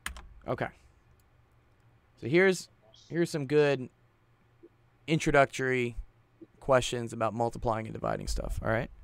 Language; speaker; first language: English; native; English